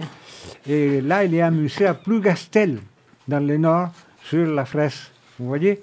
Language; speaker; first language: French; non-native, fluent; Spanish